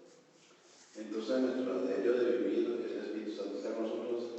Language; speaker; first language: Spanish; native; Spanish